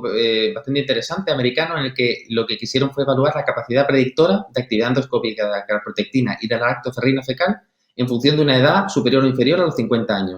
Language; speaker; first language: Spanish; native; Spanish